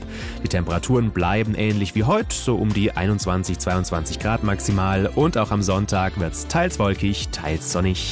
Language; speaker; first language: German; native; German